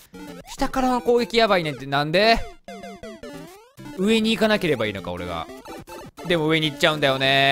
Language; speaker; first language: Japanese; native; Japanese